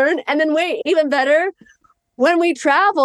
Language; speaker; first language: English; native; English